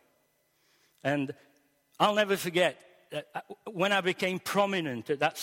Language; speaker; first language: English; native; English